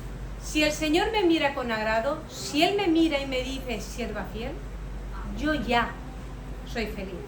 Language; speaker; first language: Spanish; native; Spanish